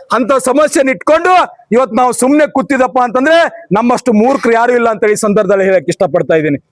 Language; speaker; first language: Kannada; non-native, local second language; Urdu